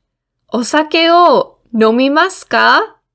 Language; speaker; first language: Japanese; non-native, fluent; English